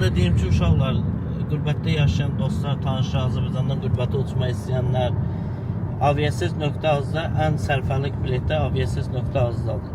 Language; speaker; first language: Azerbaijani; native; Azerbaijani